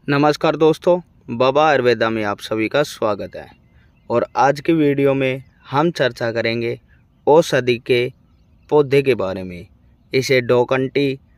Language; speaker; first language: Hindi; native; Hindi